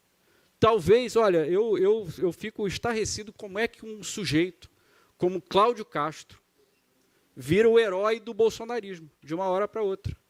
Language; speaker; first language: Portuguese; native; Portuguese